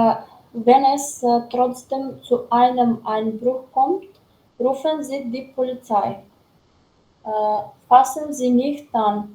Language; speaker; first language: German; non-native, learner; Macedonian